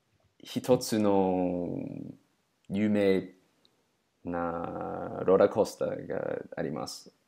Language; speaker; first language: Japanese; non-native, learner; English